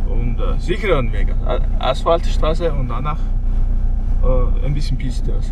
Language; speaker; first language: German; non-native, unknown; Mongolian